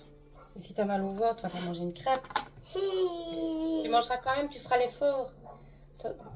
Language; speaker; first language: French; native; French